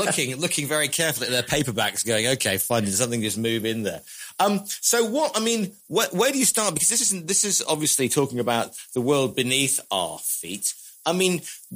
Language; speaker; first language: English; native; English